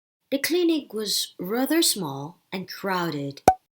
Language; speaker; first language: English; non-native, fluent; Thai